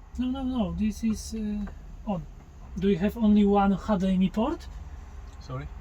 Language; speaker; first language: English; non-native, learner; Polish